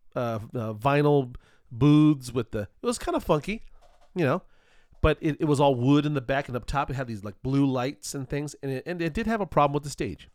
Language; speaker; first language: English; early bilingual, other home language; Spanish